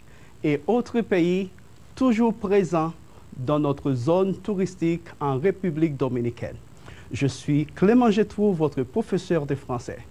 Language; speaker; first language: French; non-native, fluent; Spanish